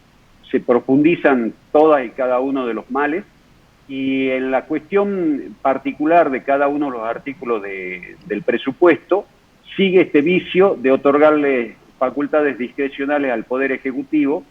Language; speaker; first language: Spanish; native; Spanish